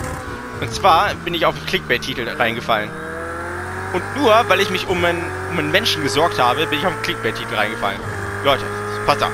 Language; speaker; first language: German; native; German